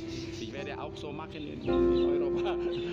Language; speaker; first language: German; non-native, learner; Thai